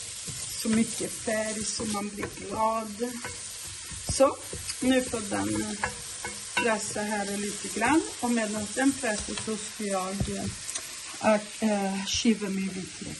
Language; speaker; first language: Swedish; non-native, learner; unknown